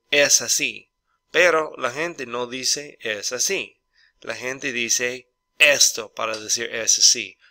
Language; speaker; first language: Spanish; non-native, fluent; English